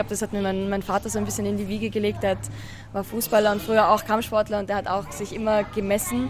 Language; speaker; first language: German; native; German